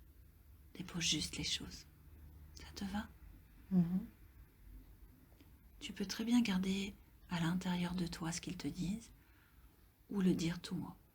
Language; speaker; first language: French; native; French